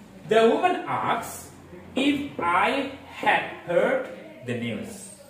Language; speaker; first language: English; non-native, fluent; Indonesian